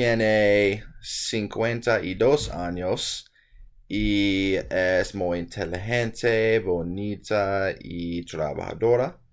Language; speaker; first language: Spanish; non-native, learner; English